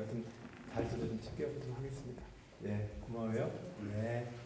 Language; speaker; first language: Korean; native; Korean